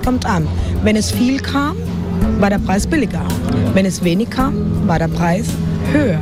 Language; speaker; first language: German; non-native, fluent; Spanish